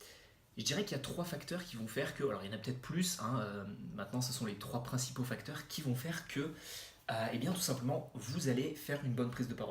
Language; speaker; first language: French; native; French